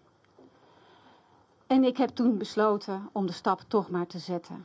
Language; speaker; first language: Dutch; native; Dutch